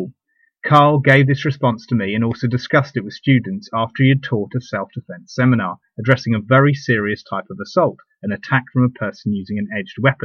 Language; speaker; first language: English; native; English